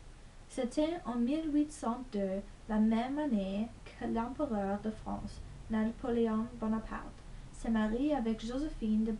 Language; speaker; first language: French; non-native, learner; English